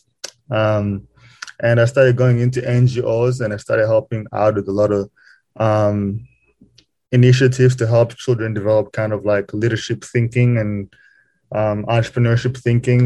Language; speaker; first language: English; non-native, local second language; Kinyarwanda